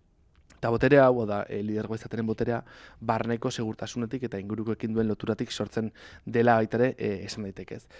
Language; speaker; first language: Basque; native; Basque